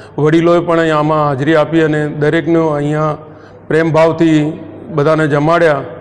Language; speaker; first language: Gujarati; non-native, local second language; Sindhi